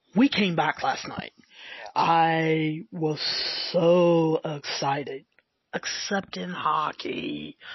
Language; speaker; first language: English; native; English